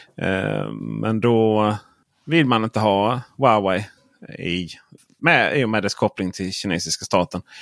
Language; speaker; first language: Swedish; native; Swedish